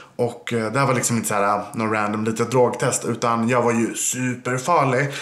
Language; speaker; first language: Swedish; native; Swedish